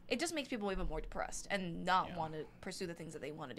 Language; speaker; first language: English; native; English